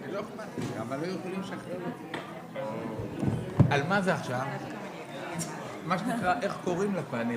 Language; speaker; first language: Hebrew; native; Hebrew